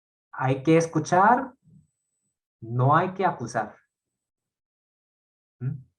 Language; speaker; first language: Spanish; non-native, fluent; Korean